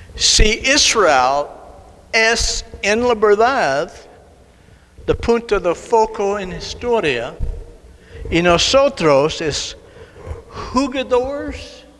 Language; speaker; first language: Spanish; non-native, learner; English